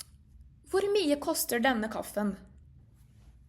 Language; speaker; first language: Norwegian; non-native, fluent; Portuguese